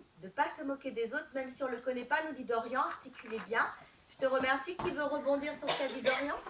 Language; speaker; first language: French; native; French